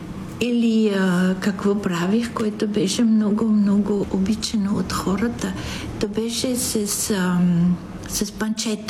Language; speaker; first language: Bulgarian; non-native, fluent; Italian